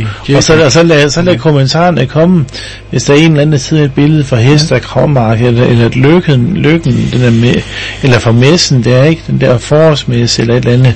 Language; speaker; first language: Danish; native; Danish